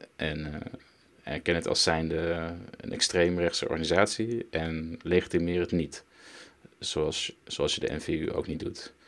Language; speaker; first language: Dutch; early bilingual, other home language; Turkish